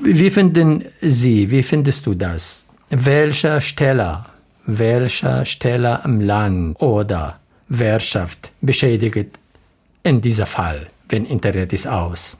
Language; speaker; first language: German; non-native, learner; Arabic